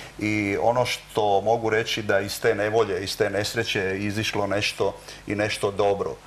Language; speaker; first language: Croatian; native; Croatian